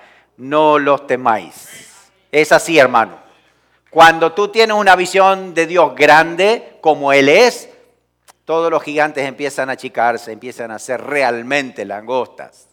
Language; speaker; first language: Spanish; native; Spanish